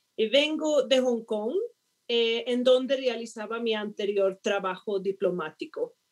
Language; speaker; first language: Spanish; non-native, fluent; Swedish